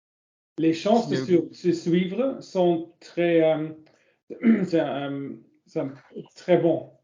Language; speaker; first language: French; non-native, learner; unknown